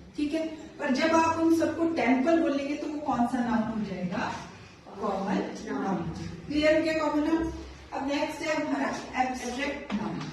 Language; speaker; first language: Hindi; native; Hindi